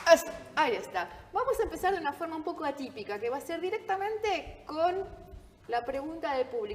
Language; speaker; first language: Spanish; native; Spanish